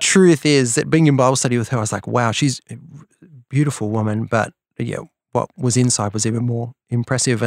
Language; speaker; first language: English; native; English